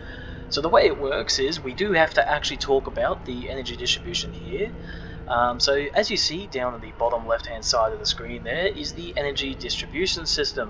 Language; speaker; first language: English; native; English